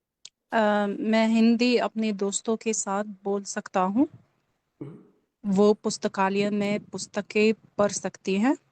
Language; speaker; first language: Hindi; non-native, learner; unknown